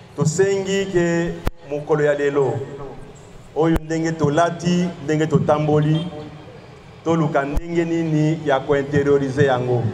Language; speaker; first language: Lingala; native; Lingala